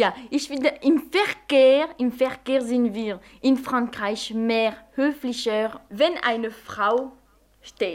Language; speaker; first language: German; non-native, fluent; French